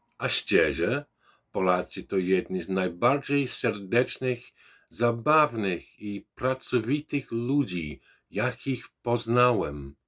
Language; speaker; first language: Polish; non-native, fluent; English